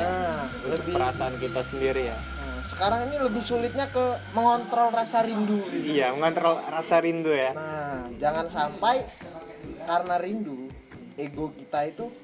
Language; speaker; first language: Indonesian; native; Indonesian